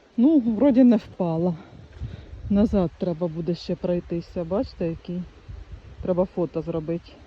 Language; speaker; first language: Ukrainian; non-native, local second language; Russian